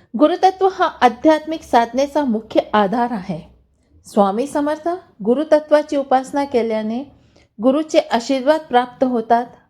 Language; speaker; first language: Marathi; non-native, local second language; Hindi